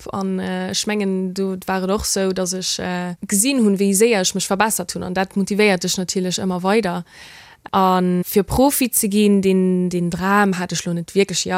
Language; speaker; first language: Luxembourgish; early bilingual, heritage; Luxembourgish